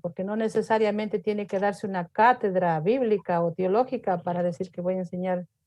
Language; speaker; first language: Spanish; native; Spanish